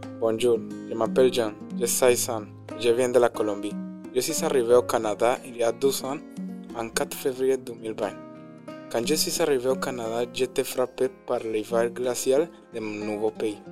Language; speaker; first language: French; non-native, learner; Spanish